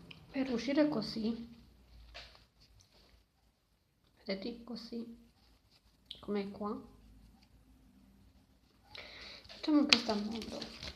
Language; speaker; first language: Italian; non-native, learner; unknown